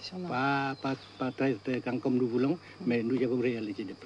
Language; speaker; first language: French; non-native, fluent; Vietnamese